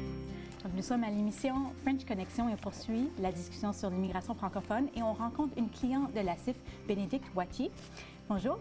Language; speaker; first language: French; native; French